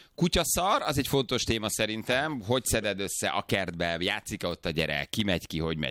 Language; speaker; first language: Hungarian; native; Hungarian